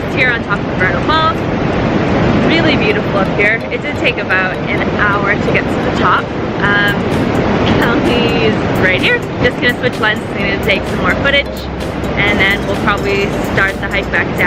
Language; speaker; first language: English; native; English